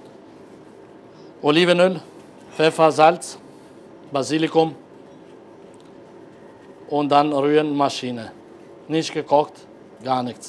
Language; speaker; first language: German; non-native, learner; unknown